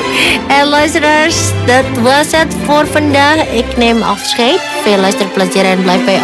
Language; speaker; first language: Dutch; non-native, fluent; Indonesian